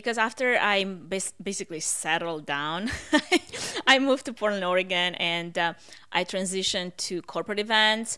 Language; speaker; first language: English; non-native, fluent; Russian